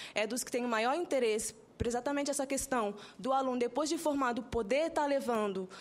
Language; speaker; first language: Portuguese; non-native, local second language; Kabuverdianu